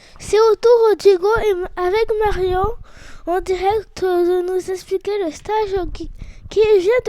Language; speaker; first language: French; native; French